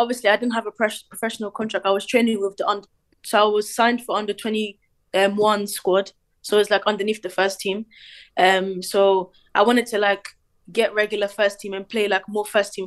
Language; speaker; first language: English; native; English